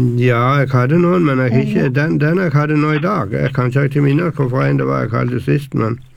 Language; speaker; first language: Norwegian; native; Norwegian